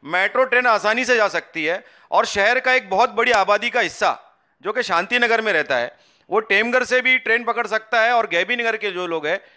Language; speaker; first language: Hindi; non-native, local second language; Urdu